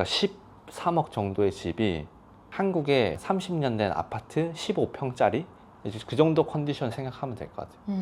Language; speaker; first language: Korean; non-native, local second language; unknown